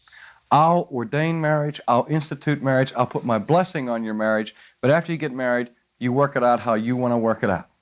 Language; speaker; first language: English; native; English